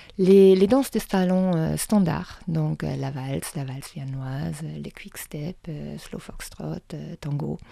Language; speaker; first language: French; non-native, fluent; German